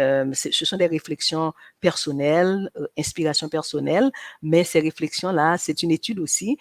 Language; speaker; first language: French; non-native, local second language; Haitian Creole